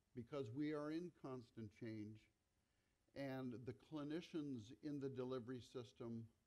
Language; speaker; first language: English; native; English